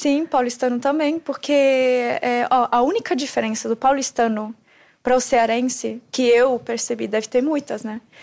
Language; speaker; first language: Portuguese; non-native, fluent; German